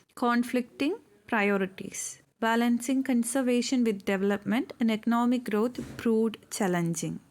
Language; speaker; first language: English; non-native, local second language; Malayalam